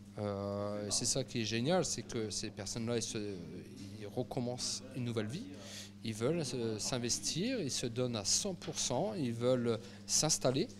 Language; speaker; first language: French; native; French